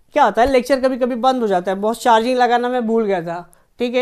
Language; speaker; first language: Hindi; non-native, local second language; Marathi